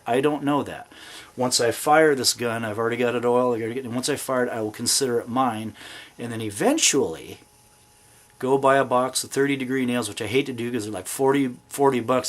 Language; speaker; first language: English; native; English